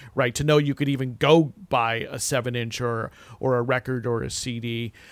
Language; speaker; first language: English; native; English